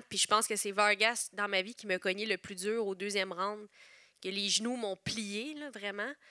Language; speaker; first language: French; native; French